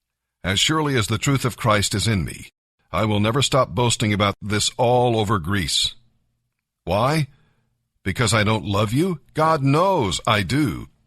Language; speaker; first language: English; native; English